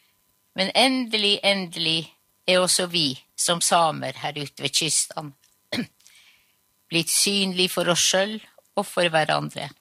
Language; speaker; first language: Norwegian; non-native, local second language; Northern Sami